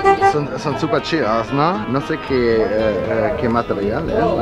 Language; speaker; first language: Spanish; non-native, fluent; German